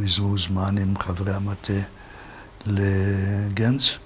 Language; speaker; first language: Hebrew; non-native, fluent; Yiddish